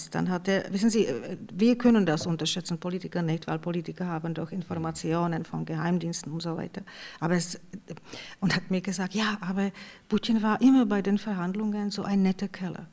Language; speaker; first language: German; non-native, fluent; Czech